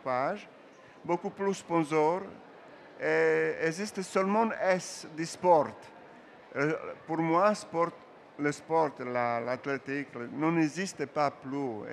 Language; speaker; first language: French; non-native, learner; Serbian